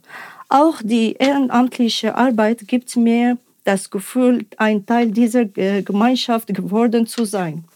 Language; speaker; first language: German; non-native, fluent; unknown